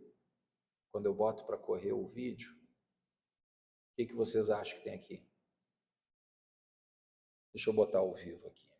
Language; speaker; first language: Portuguese; native; Portuguese